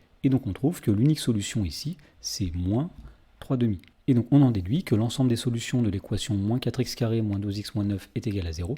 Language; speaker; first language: French; native; French